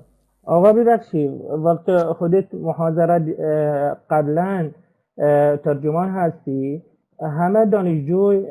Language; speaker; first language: Persian; non-native, learner; Arabic